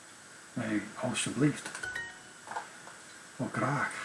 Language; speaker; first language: Dutch; non-native, learner; English